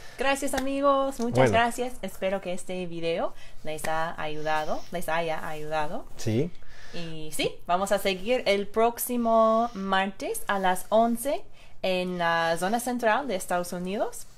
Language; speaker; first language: Spanish; non-native, fluent; English